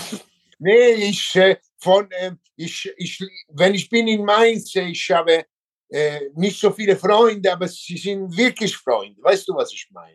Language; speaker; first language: German; non-native, learner; Italian